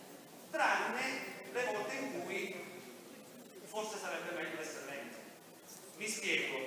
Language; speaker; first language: Italian; native; Italian